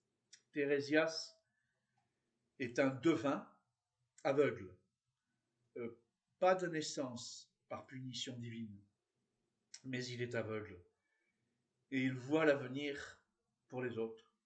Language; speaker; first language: French; native; French